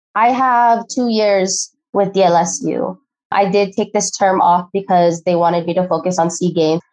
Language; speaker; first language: English; early bilingual, other home language; Filipino